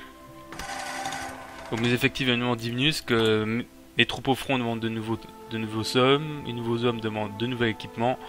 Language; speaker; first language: French; native; French